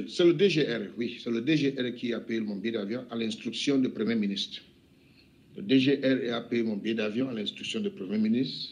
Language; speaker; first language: French; non-native, local second language; English